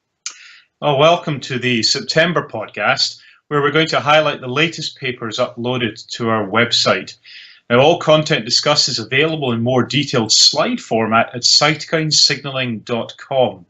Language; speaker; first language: English; native; English